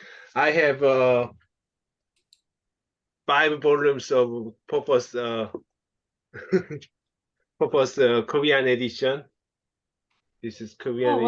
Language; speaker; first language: English; non-native, local second language; Korean